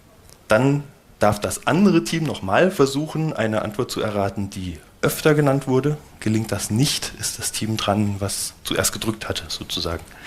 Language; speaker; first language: German; native; German